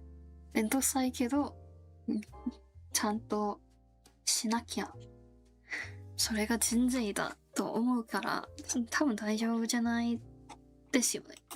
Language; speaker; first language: Japanese; non-native, learner; Korean